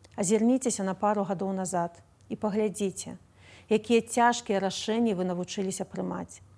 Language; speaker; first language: Belarusian; non-native, local second language; Russian